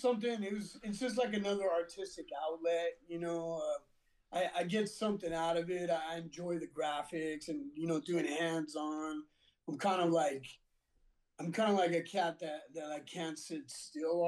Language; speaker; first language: English; native; English